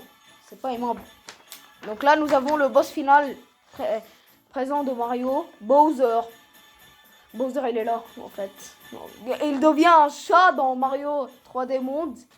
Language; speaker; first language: French; native; French